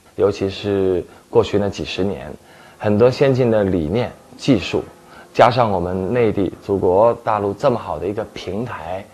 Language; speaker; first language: Chinese; non-native, local second language; Min Nan Chinese